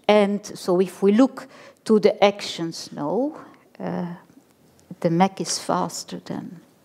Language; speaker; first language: English; non-native, fluent; Dutch